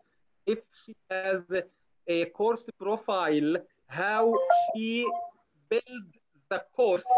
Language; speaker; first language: English; non-native, learner; Arabic